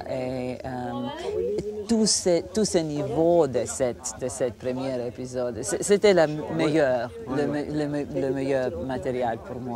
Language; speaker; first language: French; non-native, fluent; Croatian